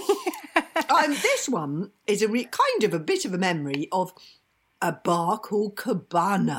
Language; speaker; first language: English; native; English